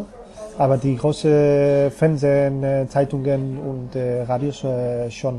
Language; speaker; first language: German; non-native, fluent; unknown